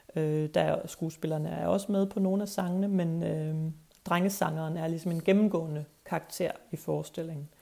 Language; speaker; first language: Danish; native; Danish